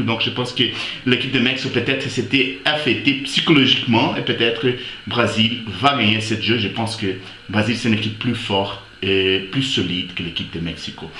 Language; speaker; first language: French; non-native, fluent; Portuguese